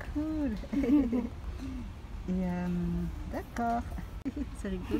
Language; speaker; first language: French; native; French